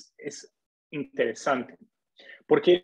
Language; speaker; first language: Spanish; non-native, fluent; Portuguese